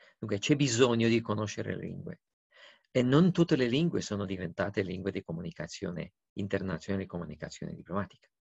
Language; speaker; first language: Italian; non-native, fluent; Romanian